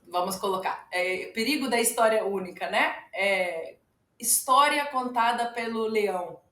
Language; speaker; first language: Portuguese; non-native, fluent; Ukrainian